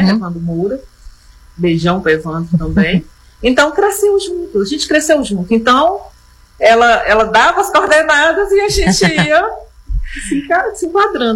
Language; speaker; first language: Portuguese; native; Portuguese